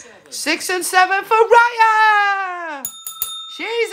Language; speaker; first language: English; native; English